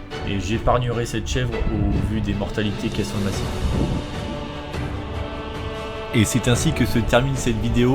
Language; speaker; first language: French; native; French